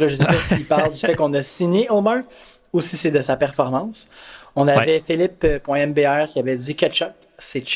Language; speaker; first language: French; native; French